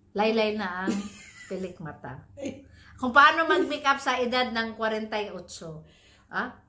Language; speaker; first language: Filipino; non-native, local second language; Cebuano